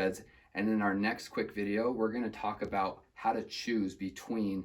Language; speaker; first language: English; native; English